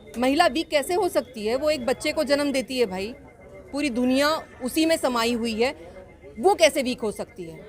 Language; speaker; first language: Hindi; non-native, local second language; Kannada